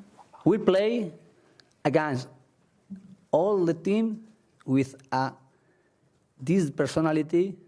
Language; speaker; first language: English; non-native, learner; Spanish